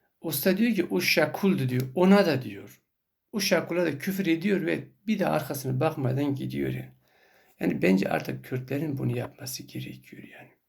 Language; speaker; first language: Turkish; non-native, local second language; Kurdish